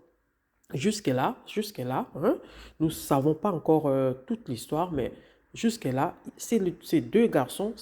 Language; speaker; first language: French; non-native, local second language; Lingala